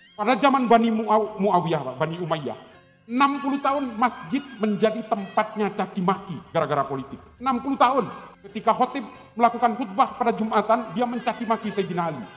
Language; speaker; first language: Indonesian; non-native, local second language; Madurese